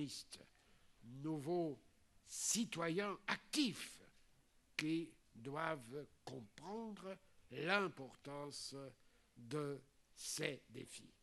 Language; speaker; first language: French; non-native, fluent; Portuguese